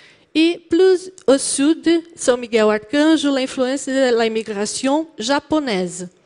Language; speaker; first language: French; non-native, learner; Portuguese